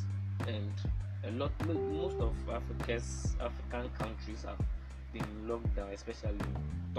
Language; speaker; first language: English; non-native, local second language; Akan